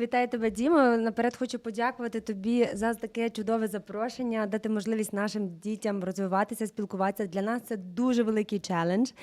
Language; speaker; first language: Ukrainian; native; Ukrainian